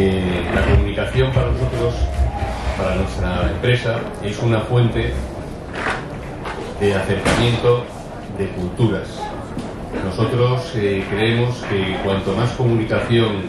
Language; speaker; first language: Spanish; non-native, fluent; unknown